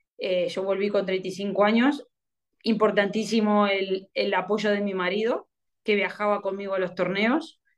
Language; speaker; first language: Spanish; native; Spanish